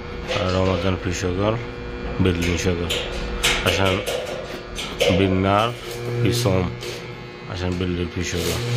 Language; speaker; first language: Arabic; non-native, learner; Bangla